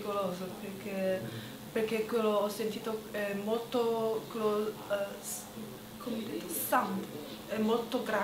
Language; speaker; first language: Italian; non-native, learner; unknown